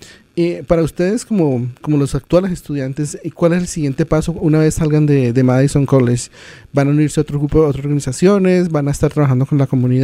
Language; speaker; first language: Spanish; native; Spanish